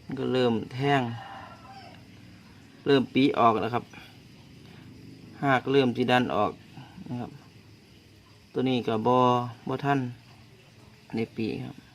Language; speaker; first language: Thai; non-native, local second language; Northeastern Thai